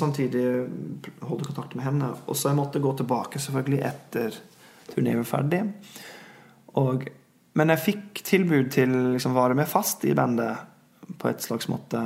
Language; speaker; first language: Norwegian; non-native, fluent; English